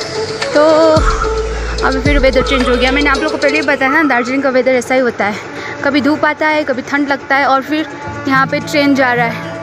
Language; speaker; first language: Hindi; non-native, local second language; Nepali